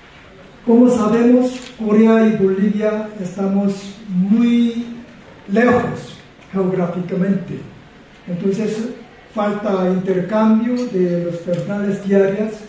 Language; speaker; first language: Spanish; non-native, fluent; Korean